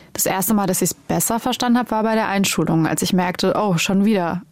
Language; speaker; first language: German; early bilingual, other home language; Romanian